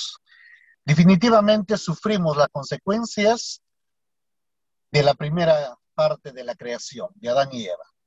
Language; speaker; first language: Spanish; native; Spanish